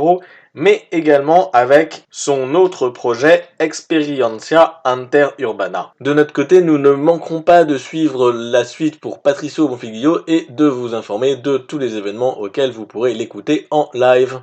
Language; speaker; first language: French; native; French